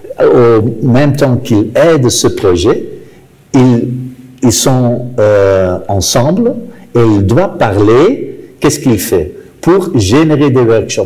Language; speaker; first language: French; non-native, local second language; Dutch